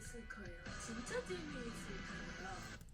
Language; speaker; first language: Korean; non-native, learner; English